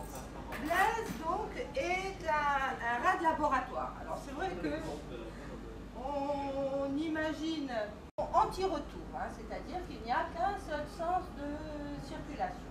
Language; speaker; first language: French; native; French